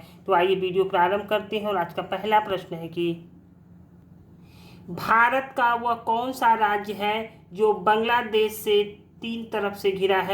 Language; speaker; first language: Hindi; native; Hindi